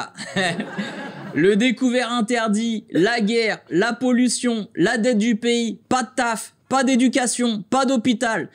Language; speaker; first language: French; native; French